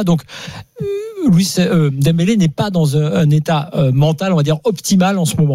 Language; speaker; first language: French; native; French